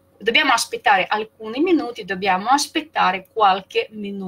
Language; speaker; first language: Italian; non-native, fluent; Russian